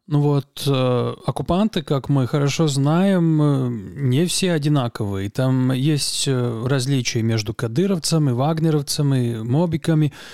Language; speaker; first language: Russian; non-native, local second language; Latvian